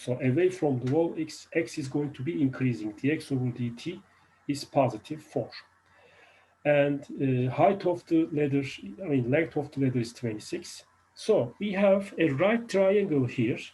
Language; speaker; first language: English; non-native, fluent; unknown